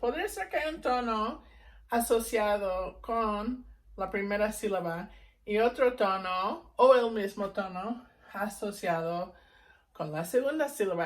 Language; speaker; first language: Spanish; non-native, fluent; English